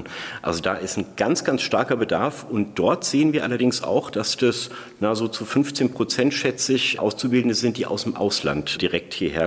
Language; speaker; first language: German; native; German